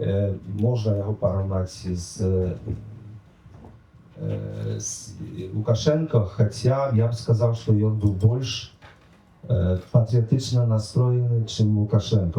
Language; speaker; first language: Polish; non-native, learner; Belarusian